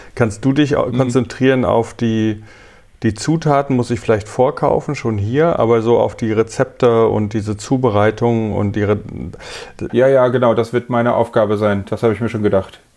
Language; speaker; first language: German; native; German